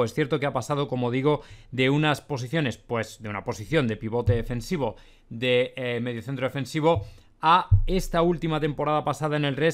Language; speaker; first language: Spanish; native; Spanish